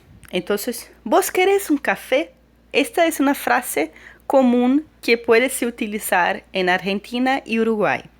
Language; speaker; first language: Spanish; non-native, fluent; Portuguese